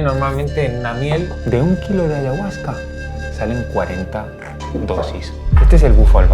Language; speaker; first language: Spanish; native; Spanish